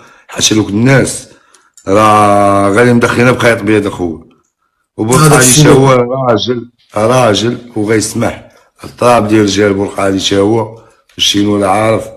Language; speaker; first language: Arabic; native; Arabic